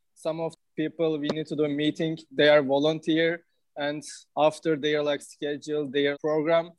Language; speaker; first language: English; non-native, learner; Turkish